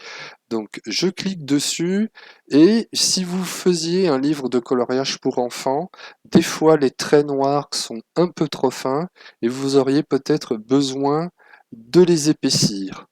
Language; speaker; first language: French; native; French